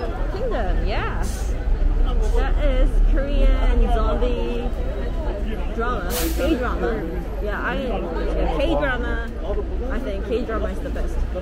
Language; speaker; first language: English; non-native, fluent; Korean